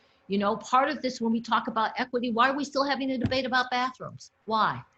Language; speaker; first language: English; native; English